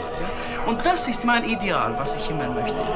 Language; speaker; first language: German; non-native, learner; Latvian